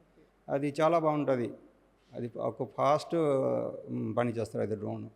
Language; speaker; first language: Telugu; non-native, local second language; Odia